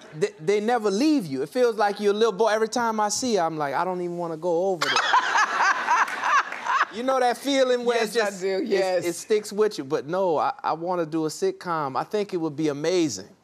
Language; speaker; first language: English; native; English